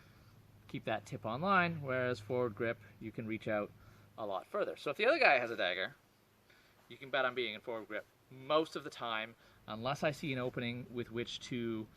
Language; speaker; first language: English; native; English